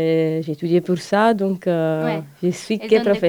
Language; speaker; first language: French; non-native, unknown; Italian